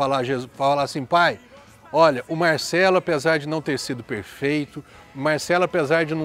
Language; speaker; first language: Portuguese; native; Portuguese